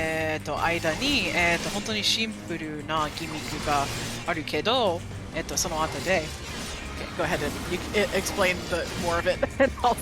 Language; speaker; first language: Japanese; non-native, fluent; English